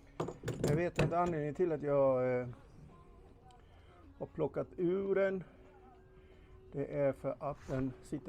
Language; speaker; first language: Swedish; native; Swedish